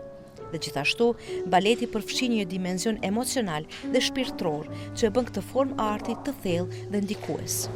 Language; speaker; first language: Albanian; native; Albanian